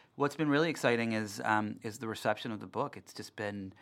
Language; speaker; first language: English; native; English